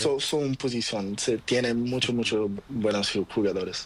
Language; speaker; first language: Spanish; non-native, learner; Portuguese